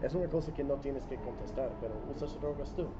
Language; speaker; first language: Spanish; non-native, fluent; English